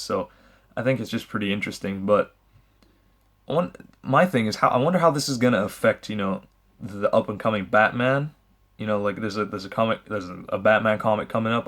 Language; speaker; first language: English; native; English